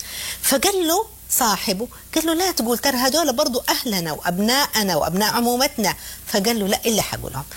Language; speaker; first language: Arabic; native; Arabic